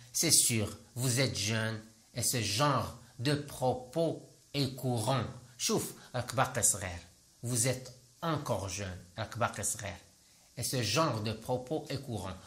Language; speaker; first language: French; non-native, local second language; Arabic